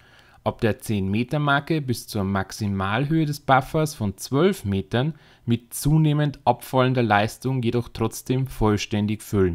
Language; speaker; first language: German; native; German